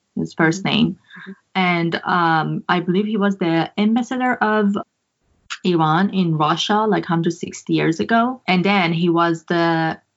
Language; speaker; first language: English; non-native, fluent; Persian